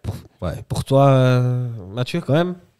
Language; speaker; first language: French; native; French